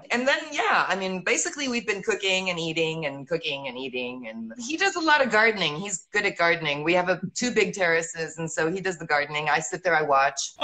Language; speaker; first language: English; early bilingual, heritage; English